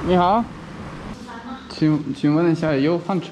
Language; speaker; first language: Chinese; non-native, learner; Russian